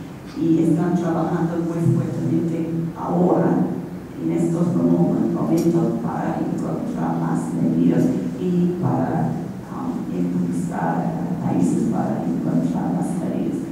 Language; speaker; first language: Spanish; non-native, fluent; English